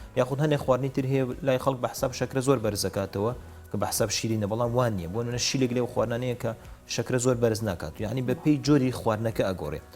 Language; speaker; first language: Central Kurdish; native; Central Kurdish